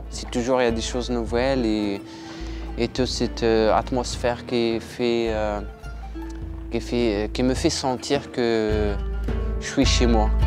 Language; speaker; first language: French; non-native, local second language; Arabic